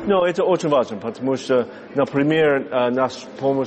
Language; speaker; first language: Russian; non-native, learner; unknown